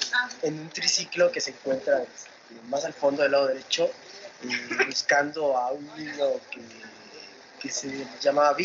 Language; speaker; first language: Spanish; native; Spanish